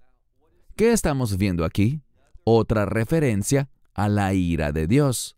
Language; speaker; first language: Spanish; native; Spanish